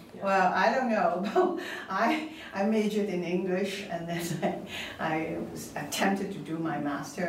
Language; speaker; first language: English; non-native, local second language; Cantonese